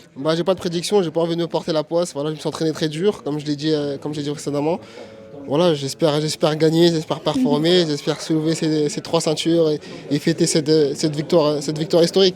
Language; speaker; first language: French; native; French